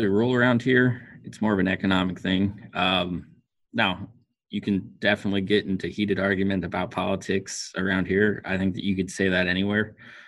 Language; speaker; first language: English; native; English